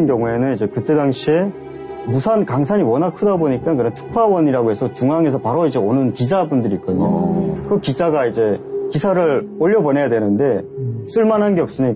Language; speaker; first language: Korean; native; Korean